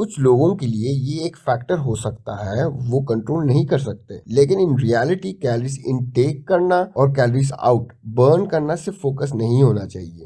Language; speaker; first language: Hindi; native; Hindi